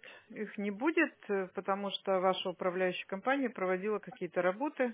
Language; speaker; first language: Russian; native; Russian